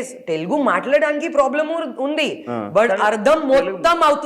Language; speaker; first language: Telugu; non-native, learner; Hindi